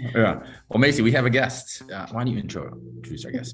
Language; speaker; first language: English; native; English